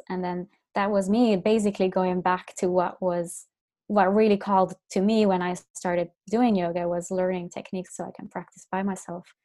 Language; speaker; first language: English; non-native, fluent; Finnish